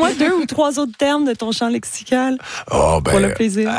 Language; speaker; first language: French; native; French